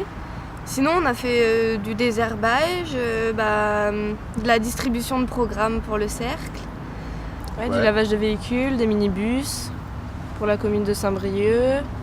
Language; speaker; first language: French; native; French